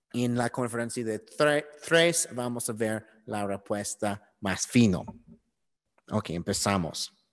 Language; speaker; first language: Spanish; non-native, learner; English